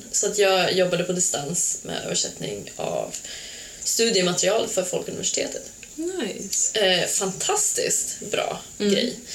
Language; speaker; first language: Swedish; early bilingual, other home language; Hungarian